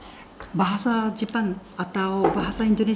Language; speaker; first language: Indonesian; non-native, fluent; Japanese